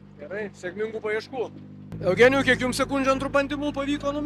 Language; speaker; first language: Lithuanian; native; Lithuanian